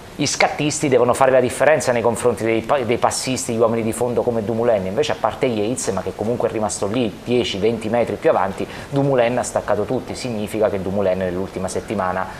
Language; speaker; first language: Italian; native; Italian